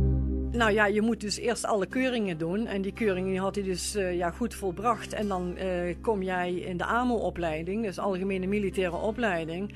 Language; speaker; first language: Dutch; native; Dutch